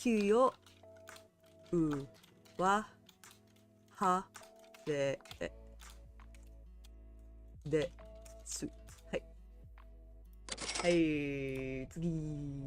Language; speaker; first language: Japanese; non-native, learner; English